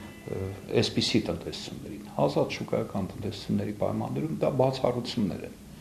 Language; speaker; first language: Armenian; native; Armenian